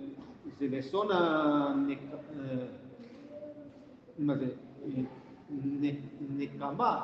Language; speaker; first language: Hebrew; non-native, learner; Mizo